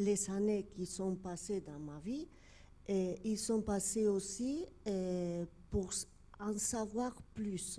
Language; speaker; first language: French; non-native, fluent; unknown